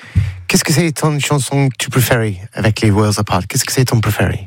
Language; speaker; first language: French; non-native, learner; English